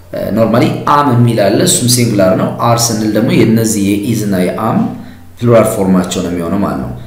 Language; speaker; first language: English; non-native, fluent; Amharic